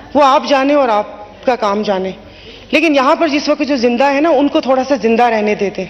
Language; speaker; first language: Urdu; non-native, local second language; Sindhi